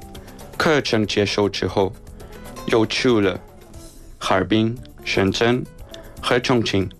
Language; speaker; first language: Chinese; non-native, fluent; Spanish